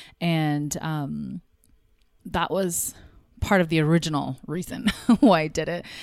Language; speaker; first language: English; early bilingual, other home language; Tigrinya